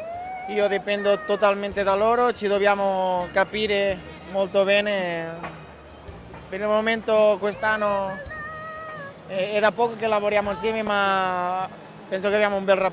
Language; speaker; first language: Italian; non-native, fluent; Spanish